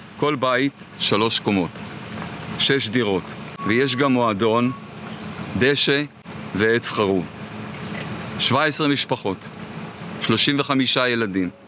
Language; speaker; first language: Hebrew; early bilingual, other home language; Portuguese